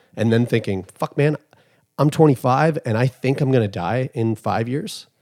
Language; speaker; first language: English; native; English